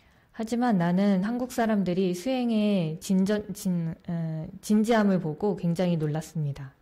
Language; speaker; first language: Korean; native; Korean